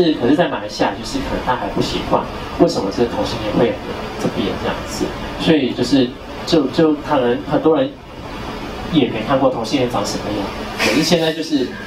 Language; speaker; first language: Chinese; native; Chinese